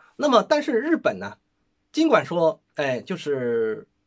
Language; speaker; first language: Chinese; native; Chinese